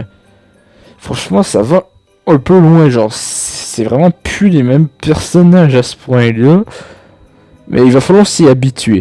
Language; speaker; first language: French; native; French